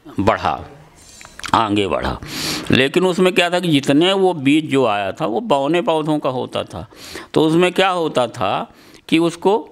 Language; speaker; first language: Hindi; native; Hindi